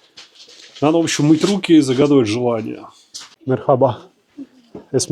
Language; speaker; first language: Russian; native; Russian